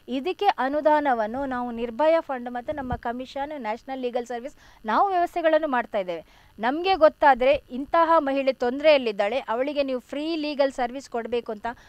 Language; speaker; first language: Kannada; non-native, local second language; Tulu